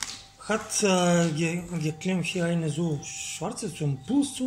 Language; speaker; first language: German; non-native, learner; Bulgarian